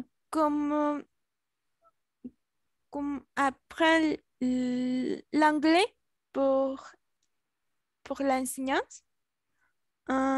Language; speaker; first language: French; non-native, learner; Spanish